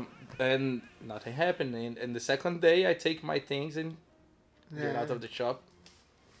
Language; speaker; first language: English; non-native, learner; Portuguese